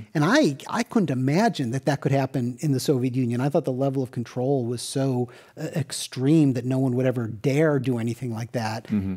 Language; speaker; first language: English; native; English